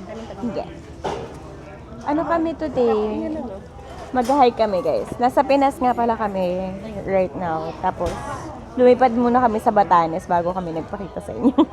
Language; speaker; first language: Filipino; early bilingual, heritage; Filipino